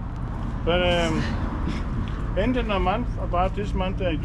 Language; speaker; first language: English; non-native, learner; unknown